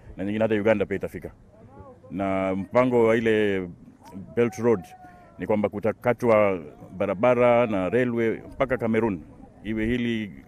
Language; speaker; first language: Swahili; native; Swahili